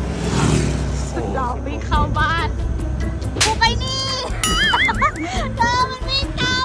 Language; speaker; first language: Thai; native; Thai